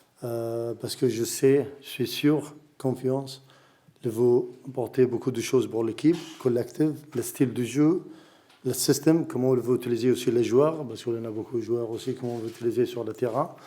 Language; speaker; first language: French; non-native, learner; Arabic